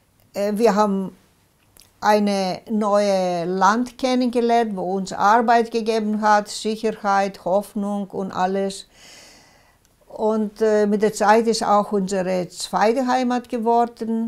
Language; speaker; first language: German; non-native, local second language; Greek